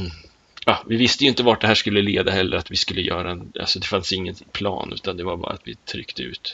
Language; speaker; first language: Swedish; native; Swedish